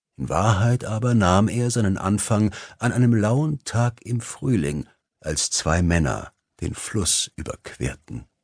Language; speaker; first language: German; native; German